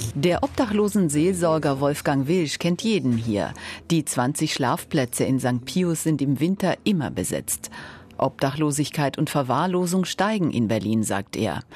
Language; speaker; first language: German; native; German